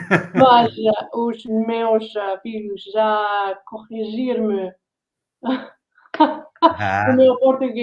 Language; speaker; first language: Portuguese; non-native, learner; English